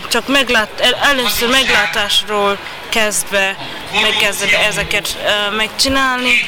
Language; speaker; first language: Hungarian; non-native, learner; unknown